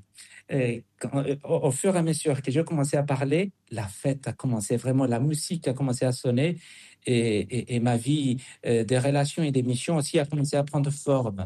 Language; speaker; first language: French; non-native, fluent; Spanish